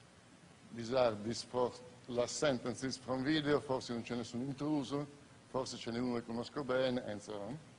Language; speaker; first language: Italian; native; Italian